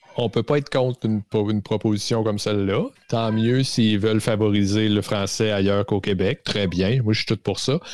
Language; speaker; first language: French; native; French